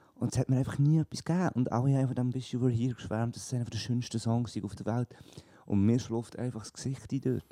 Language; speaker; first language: German; native; German